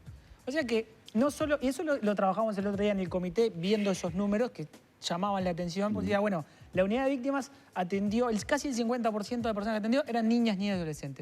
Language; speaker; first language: Spanish; native; Spanish